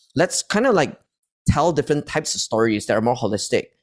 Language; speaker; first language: English; non-native, local second language; Chinese